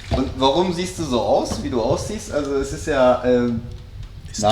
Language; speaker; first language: German; native; German